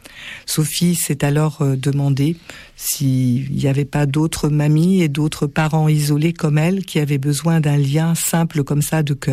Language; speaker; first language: French; native; French